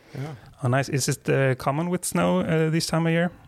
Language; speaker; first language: English; non-native, fluent; Swedish